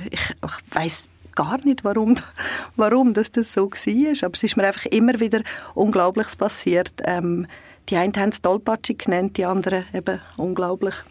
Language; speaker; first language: German; early bilingual, other home language; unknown